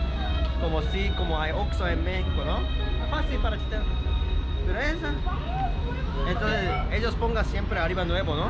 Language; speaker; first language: Spanish; non-native, learner; Japanese